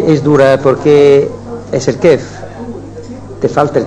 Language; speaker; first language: Spanish; non-native, fluent; Italian